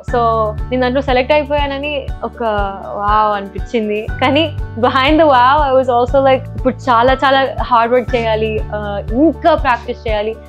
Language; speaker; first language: Telugu; early bilingual, heritage; Telugu